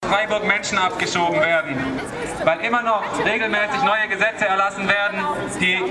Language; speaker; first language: German; native; German